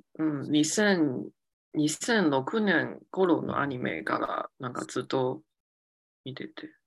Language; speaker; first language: Japanese; non-native, fluent; Chinese